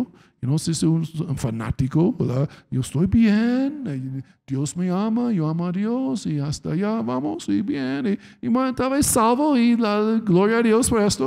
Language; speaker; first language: Spanish; non-native, fluent; English